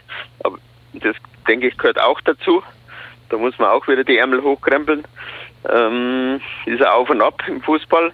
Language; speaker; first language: German; native; German